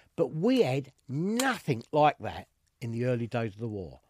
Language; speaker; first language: English; native; English